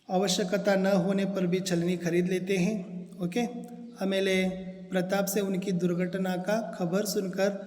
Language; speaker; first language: Hindi; non-native, local second language; Kannada